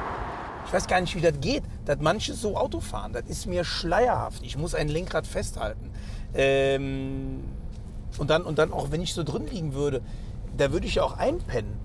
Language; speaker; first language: German; native; German